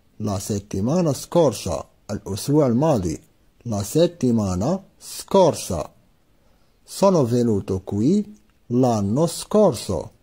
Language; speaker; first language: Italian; non-native, fluent; Arabic